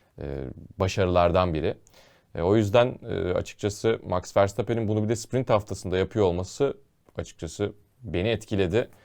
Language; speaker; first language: Turkish; native; Turkish